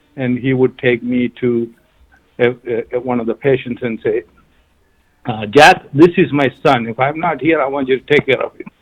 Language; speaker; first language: English; non-native, local second language; Malayalam